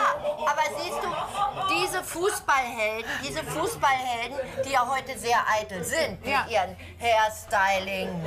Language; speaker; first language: German; native; German